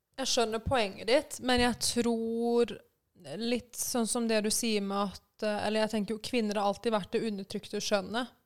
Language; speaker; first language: Norwegian; early bilingual, other home language; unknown